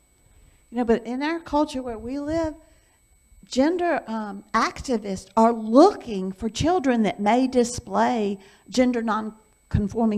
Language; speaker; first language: English; native; English